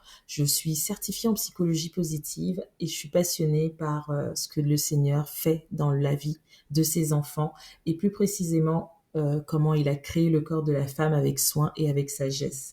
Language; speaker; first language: French; native; French